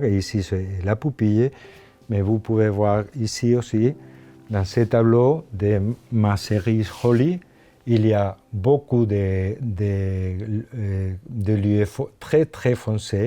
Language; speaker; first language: French; non-native, fluent; Spanish